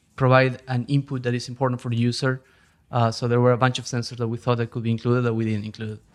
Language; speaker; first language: English; non-native, fluent; Spanish